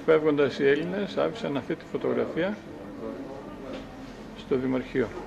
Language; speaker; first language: Greek; native; Greek